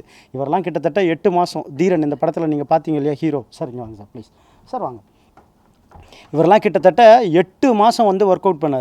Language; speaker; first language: Tamil; native; Tamil